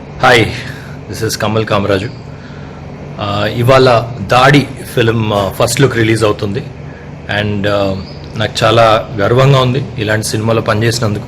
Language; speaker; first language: Telugu; native; Telugu